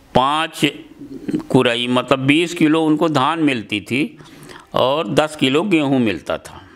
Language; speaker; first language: Hindi; native; Hindi